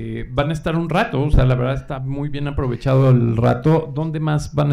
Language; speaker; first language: Spanish; native; Spanish